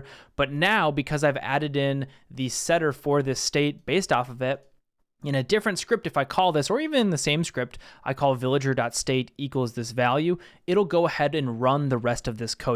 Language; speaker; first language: English; native; English